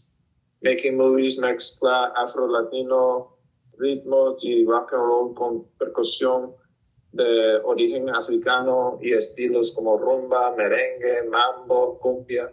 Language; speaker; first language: Spanish; early bilingual, heritage; Spanish